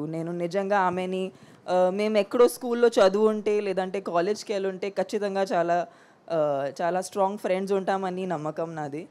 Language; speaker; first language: Telugu; non-native, fluent; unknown